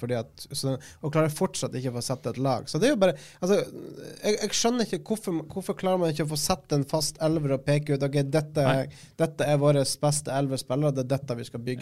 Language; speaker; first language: Norwegian; native; Norwegian